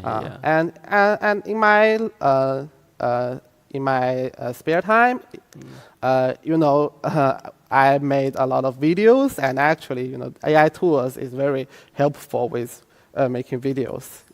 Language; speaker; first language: English; non-native, fluent; Chinese